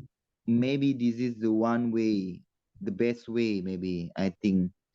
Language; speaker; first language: English; non-native, learner; Indonesian